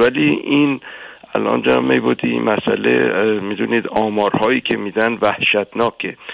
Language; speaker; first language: Persian; native; Persian